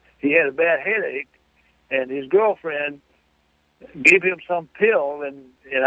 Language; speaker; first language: English; native; English